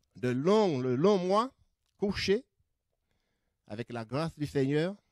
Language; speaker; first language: French; native; French